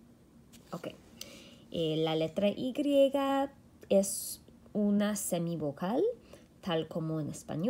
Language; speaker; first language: Spanish; non-native, fluent; English